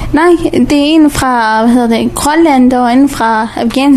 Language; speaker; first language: Danish; early bilingual, other home language; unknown